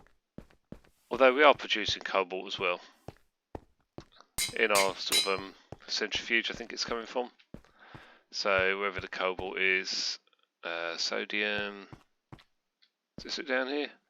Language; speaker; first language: English; native; English